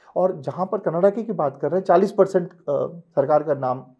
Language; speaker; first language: Hindi; non-native, local second language; Telugu